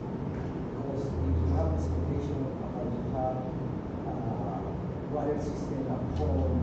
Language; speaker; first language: English; non-native, learner; Spanish